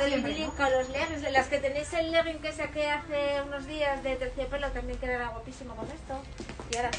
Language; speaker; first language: Spanish; native; Spanish